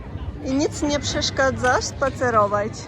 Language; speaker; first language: Polish; non-native, learner; Ukrainian